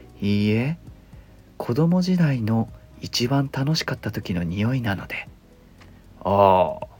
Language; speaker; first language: Japanese; native; Japanese